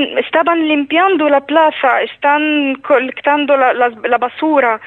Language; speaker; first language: Spanish; non-native, fluent; Arabic